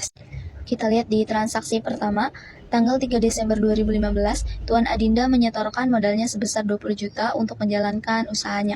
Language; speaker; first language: Indonesian; native; Indonesian